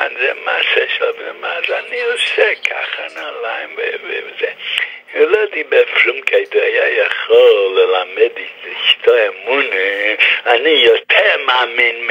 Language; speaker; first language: Hebrew; non-native, fluent; English